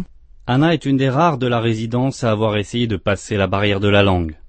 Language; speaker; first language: French; native; French